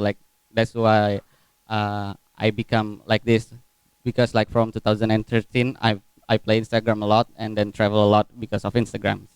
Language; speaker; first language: English; non-native, fluent; Indonesian